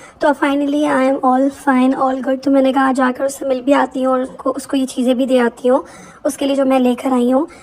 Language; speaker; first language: Urdu; native; Urdu